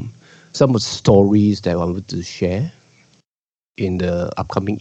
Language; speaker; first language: English; non-native, local second language; Cantonese